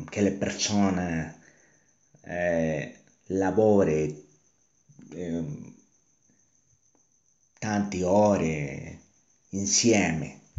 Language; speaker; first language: Italian; non-native, learner; Spanish